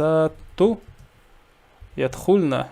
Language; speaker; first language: Arabic; non-native, fluent; Kazakh